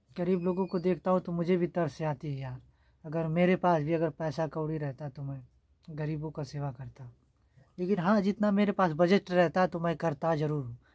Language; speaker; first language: Hindi; native; Hindi